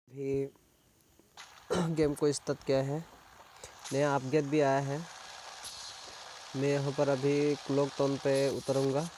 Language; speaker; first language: Hindi; non-native, local second language; Assamese